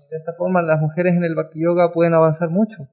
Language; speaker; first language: Spanish; native; Spanish